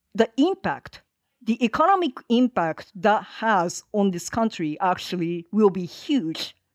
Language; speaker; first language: English; non-native, fluent; Japanese